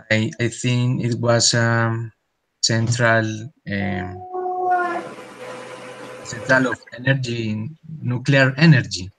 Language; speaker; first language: English; non-native, learner; Spanish